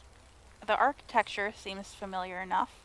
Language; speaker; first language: English; native; English